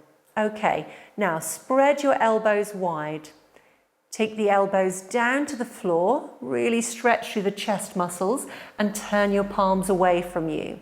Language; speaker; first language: English; native; English